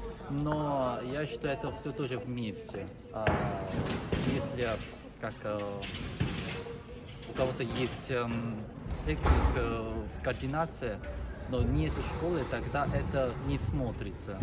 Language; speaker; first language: Russian; non-native, fluent; Korean